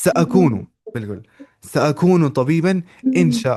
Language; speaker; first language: Arabic; non-native, fluent; Urdu